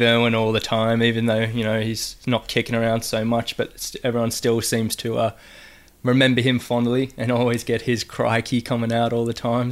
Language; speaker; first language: English; native; English